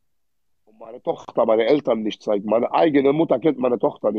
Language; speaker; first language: German; early bilingual, other home language; Arabic